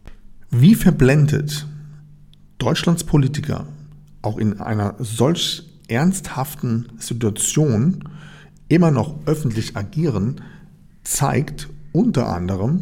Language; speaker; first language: German; native; German